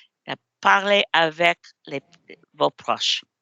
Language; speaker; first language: French; non-native, learner; English